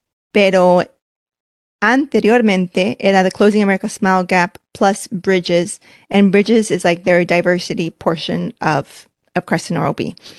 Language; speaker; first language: English; early bilingual, other home language; Spanish